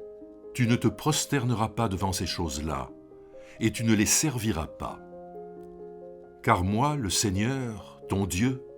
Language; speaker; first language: French; native; French